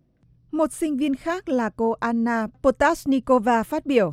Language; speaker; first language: Vietnamese; native; Vietnamese